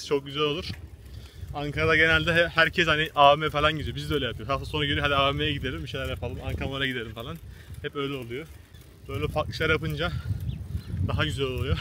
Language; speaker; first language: Turkish; native; Turkish